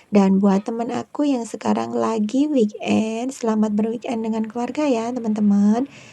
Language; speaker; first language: Indonesian; non-native, local second language; Javanese